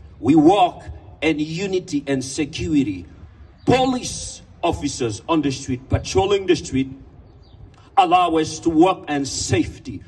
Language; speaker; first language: English; non-native, fluent; Haitian Creole